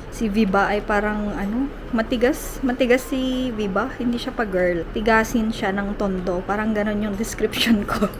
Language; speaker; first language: Filipino; native; Filipino